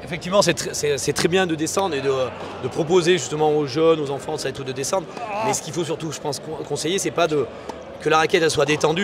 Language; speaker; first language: French; native; French